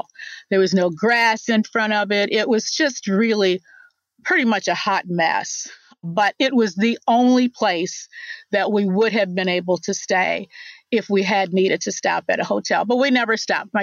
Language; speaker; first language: English; native; English